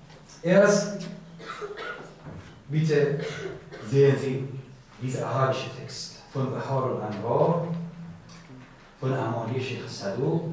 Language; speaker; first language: German; non-native, learner; Persian